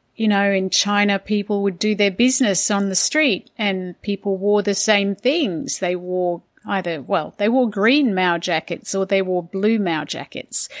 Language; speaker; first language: English; native; English